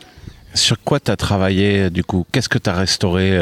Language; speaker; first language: French; native; French